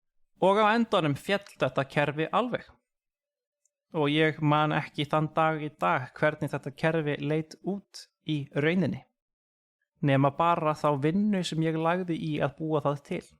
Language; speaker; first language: Icelandic; non-native, fluent; English